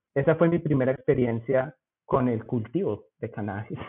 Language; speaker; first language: Spanish; native; Spanish